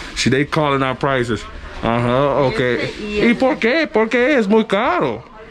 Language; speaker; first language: Spanish; non-native, learner; English